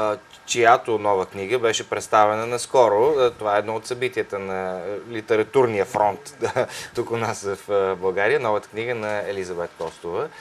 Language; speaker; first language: Bulgarian; native; Bulgarian